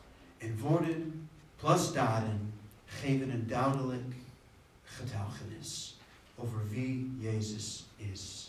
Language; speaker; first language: Dutch; non-native, fluent; English